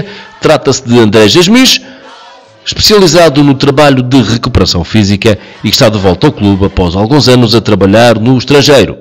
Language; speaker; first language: Portuguese; native; Portuguese